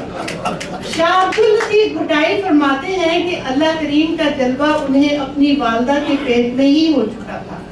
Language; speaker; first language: Urdu; non-native, local second language; Punjabi